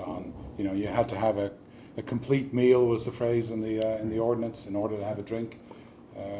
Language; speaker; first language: English; native; English